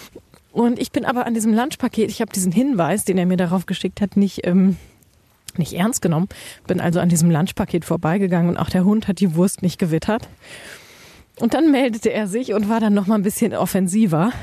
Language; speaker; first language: German; native; German